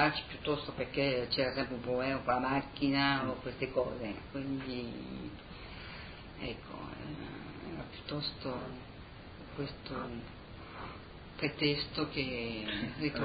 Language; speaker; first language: Italian; early bilingual, heritage; Italian